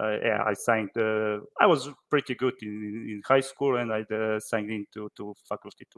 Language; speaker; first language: English; non-native, learner; Croatian